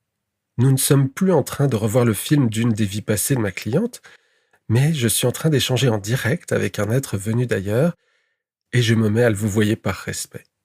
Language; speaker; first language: French; native; French